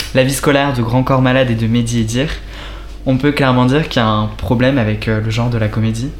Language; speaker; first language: French; native; French